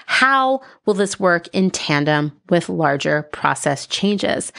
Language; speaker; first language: English; native; English